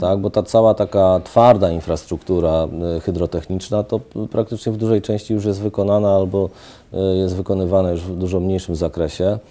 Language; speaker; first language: Polish; native; Polish